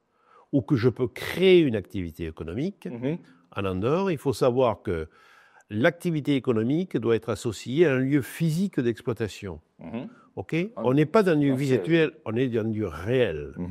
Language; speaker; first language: French; native; French